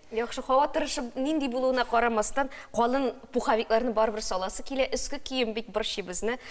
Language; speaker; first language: Tatar; native; Tatar